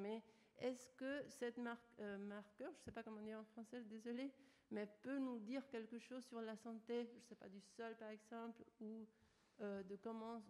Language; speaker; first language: French; non-native, fluent; Spanish